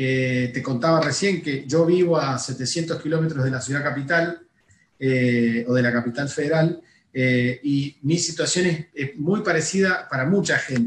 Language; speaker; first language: Spanish; native; Spanish